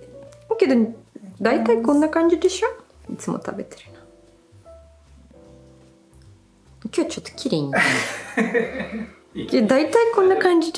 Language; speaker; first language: Japanese; non-native, fluent; Russian